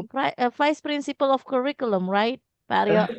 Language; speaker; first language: English; non-native, fluent; Indonesian